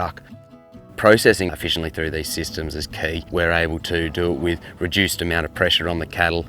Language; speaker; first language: English; native; English